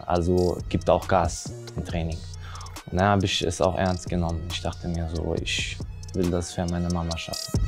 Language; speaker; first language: German; early bilingual, other home language; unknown